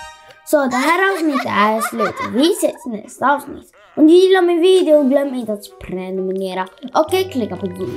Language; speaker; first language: Swedish; early bilingual, other home language; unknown